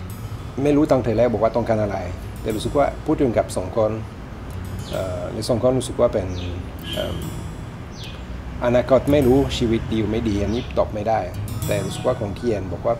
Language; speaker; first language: Thai; non-native, learner; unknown